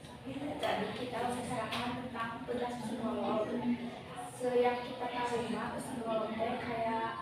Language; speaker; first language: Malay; non-native, local second language; Sundanese